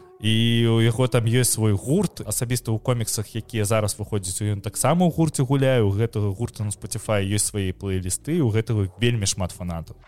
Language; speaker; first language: Belarusian; non-native, local second language; Russian